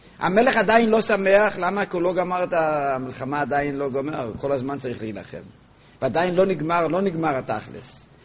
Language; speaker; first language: Hebrew; non-native, local second language; Yiddish